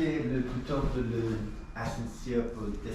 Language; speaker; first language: French; non-native, learner; Spanish